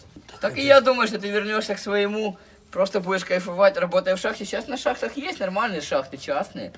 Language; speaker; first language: Russian; native; Russian